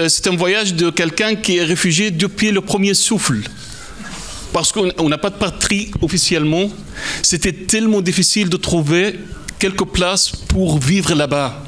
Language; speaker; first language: French; non-native, fluent; Arabic